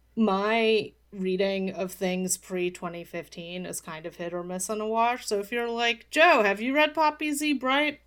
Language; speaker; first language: English; early bilingual, other home language; Polish